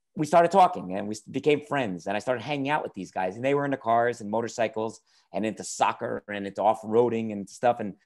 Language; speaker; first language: English; native; English